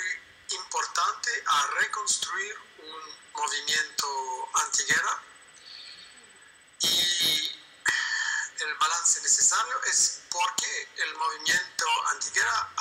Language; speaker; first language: Spanish; non-native, fluent; French